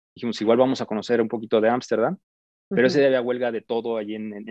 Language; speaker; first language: Spanish; native; Spanish